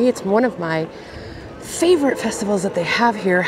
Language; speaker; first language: English; native; English